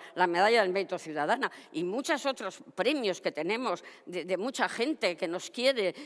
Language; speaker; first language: Basque; non-native, local second language; Spanish